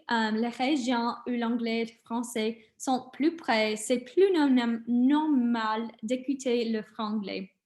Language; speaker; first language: French; non-native, learner; English